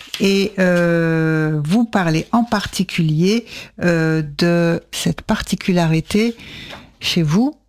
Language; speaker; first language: French; native; French